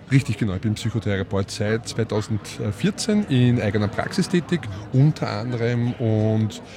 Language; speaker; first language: German; native; German